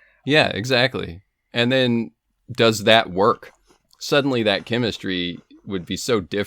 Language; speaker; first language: English; native; English